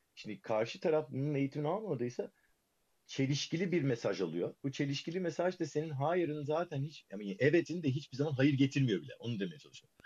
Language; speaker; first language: Turkish; early bilingual, heritage; Turkish